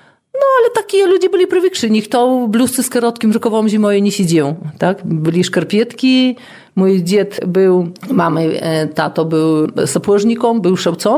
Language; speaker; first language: Polish; non-native, local second language; Belarusian